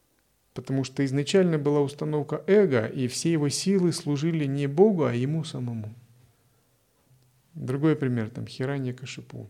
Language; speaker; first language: Russian; native; Russian